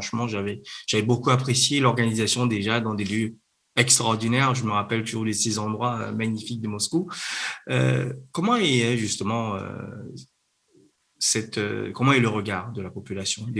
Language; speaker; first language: French; native; French